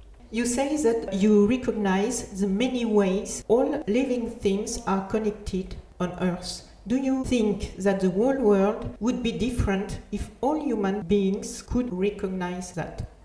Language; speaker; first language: English; non-native, fluent; French